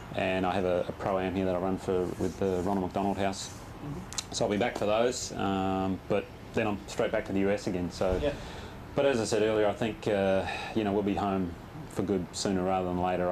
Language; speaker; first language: English; native; English